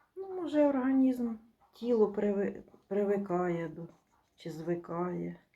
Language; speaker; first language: Ukrainian; non-native, local second language; Russian